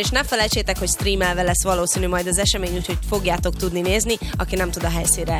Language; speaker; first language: Hungarian; native; Hungarian